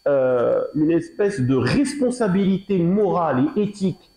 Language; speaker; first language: French; non-native, local second language; Arabic